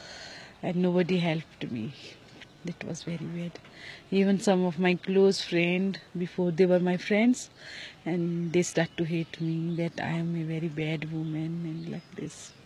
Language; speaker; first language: English; non-native, local second language; Hindi